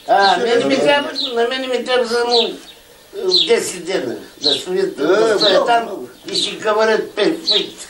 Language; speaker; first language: Bulgarian; early bilingual, heritage; Bulgarian